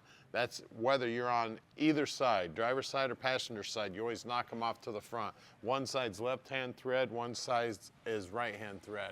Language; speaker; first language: English; native; English